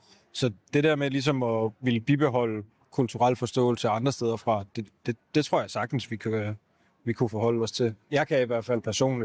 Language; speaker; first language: Danish; native; Danish